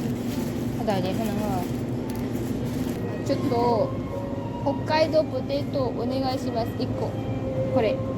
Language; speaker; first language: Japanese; non-native, learner; Mizo